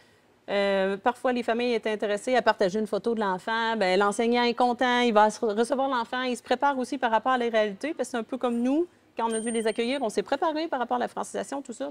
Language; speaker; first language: French; native; French